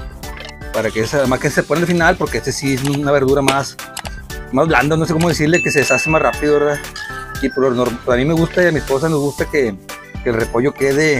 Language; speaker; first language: Spanish; native; Spanish